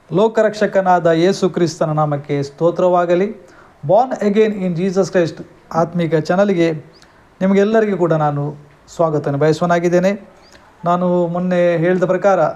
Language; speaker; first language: Kannada; non-native, local second language; Konkani